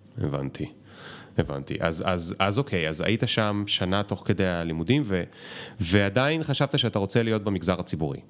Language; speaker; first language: Hebrew; native; Hebrew